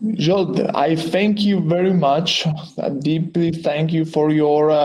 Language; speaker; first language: English; non-native, fluent; Czech